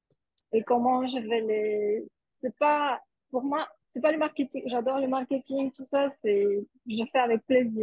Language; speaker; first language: French; non-native, fluent; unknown